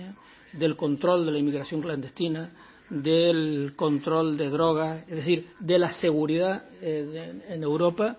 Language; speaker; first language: Spanish; native; Spanish